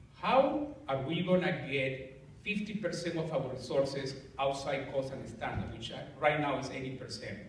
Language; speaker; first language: English; non-native, fluent; Spanish